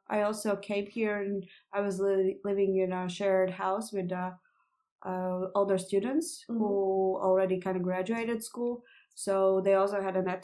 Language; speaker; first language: English; non-native, fluent; Latvian